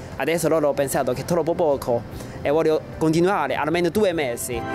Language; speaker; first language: Italian; non-native, learner; Chinese